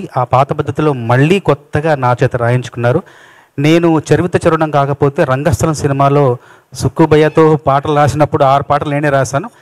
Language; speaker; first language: Telugu; native; Telugu